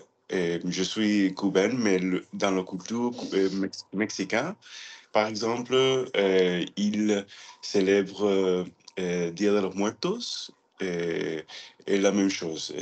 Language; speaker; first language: French; non-native, learner; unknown